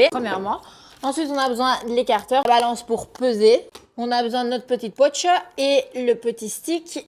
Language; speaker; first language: French; native; French